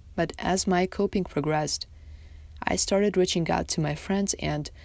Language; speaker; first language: English; non-native, fluent; Tajik